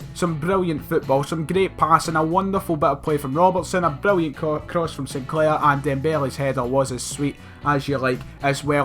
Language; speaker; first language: English; native; English